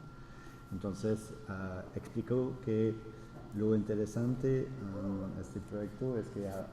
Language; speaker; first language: Spanish; non-native, fluent; French